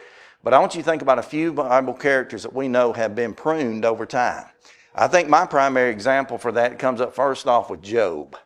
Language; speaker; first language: English; native; English